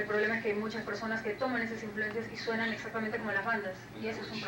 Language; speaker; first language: Spanish; native; Spanish